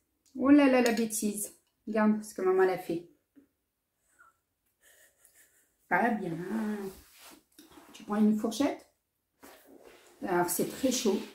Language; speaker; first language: French; native; French